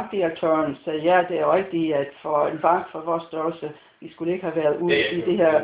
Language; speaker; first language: Danish; non-native, fluent; English